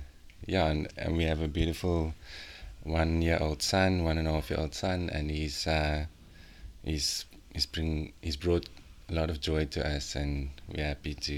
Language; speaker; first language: English; non-native, local second language; Afrikaans